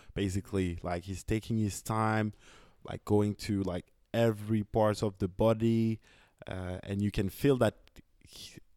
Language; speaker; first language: English; non-native, fluent; French